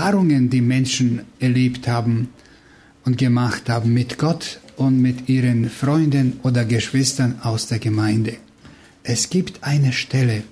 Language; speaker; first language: German; non-native, fluent; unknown